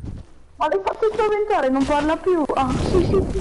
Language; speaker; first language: Italian; native; Italian